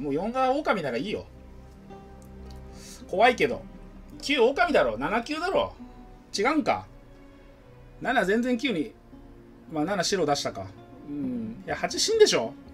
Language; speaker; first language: Japanese; native; Japanese